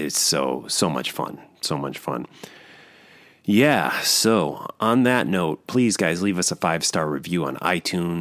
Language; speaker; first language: English; native; English